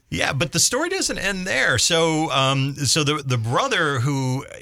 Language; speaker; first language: English; native; English